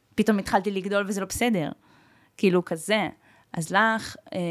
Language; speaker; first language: Hebrew; early bilingual, other home language; Russian